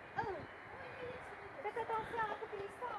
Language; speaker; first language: French; non-native, fluent; Chinese